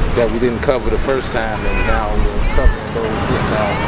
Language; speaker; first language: English; native; English